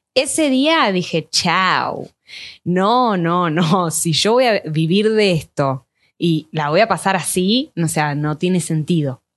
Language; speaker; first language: Spanish; native; Spanish